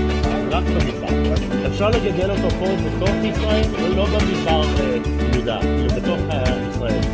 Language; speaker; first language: Hebrew; non-native, fluent; English